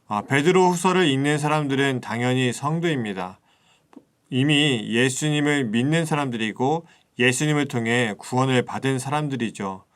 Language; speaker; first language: Korean; native; Korean